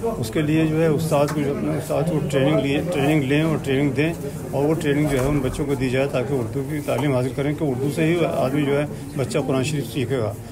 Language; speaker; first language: Urdu; native; Urdu